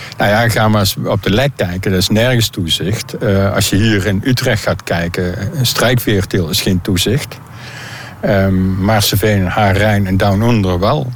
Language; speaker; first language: Dutch; native; Dutch